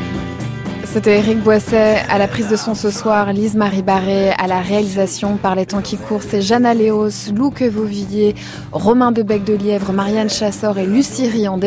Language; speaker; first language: French; native; French